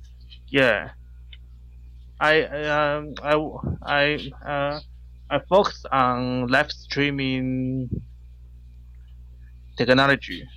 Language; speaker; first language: English; non-native, learner; Chinese